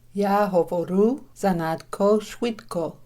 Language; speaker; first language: Ukrainian; non-native, learner; English